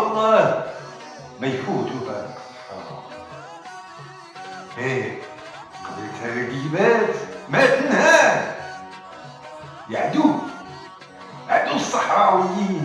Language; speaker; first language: Arabic; native; Arabic